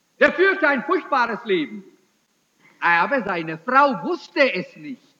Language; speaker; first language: German; early bilingual, heritage; German